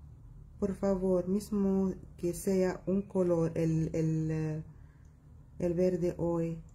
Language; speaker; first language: Spanish; non-native, fluent; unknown